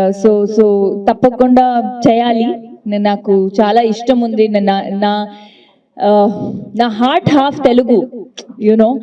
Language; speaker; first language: Telugu; non-native, learner; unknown